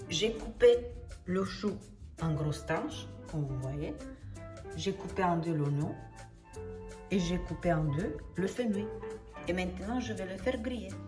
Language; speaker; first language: French; non-native, fluent; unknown